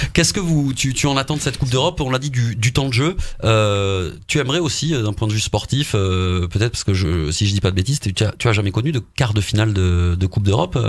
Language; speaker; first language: French; native; French